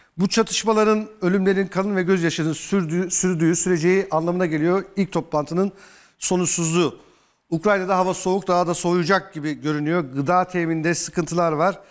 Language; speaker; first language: Turkish; native; Turkish